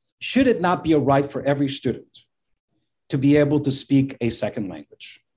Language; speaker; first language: English; non-native, fluent; Portuguese